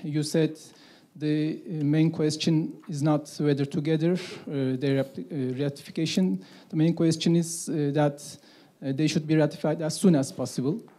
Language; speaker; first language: English; non-native, fluent; Turkish